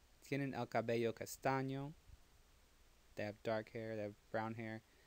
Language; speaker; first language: English; native; English